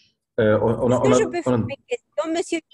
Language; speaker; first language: French; non-native, fluent; Spanish